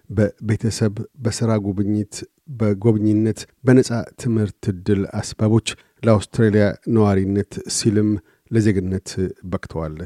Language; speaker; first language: Amharic; native; Amharic